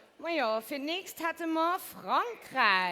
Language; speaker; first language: German; non-native, local second language; Luxembourgish